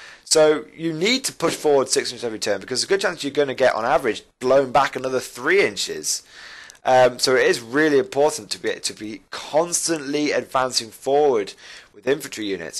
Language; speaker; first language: English; native; English